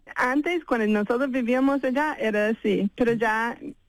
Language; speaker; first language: Spanish; non-native, fluent; English